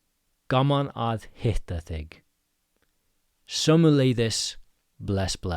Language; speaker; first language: Icelandic; non-native, fluent; English